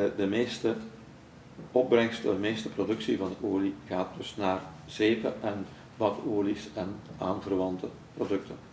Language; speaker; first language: Dutch; native; Dutch